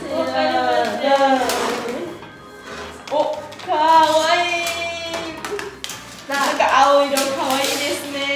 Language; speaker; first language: Japanese; non-native, learner; Vietnamese